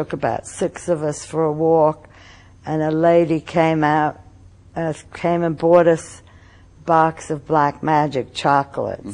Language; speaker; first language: English; early bilingual, other home language; German